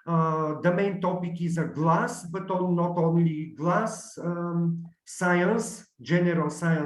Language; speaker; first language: English; non-native, learner; Bulgarian